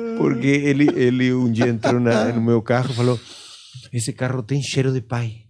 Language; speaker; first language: Portuguese; non-native, fluent; Spanish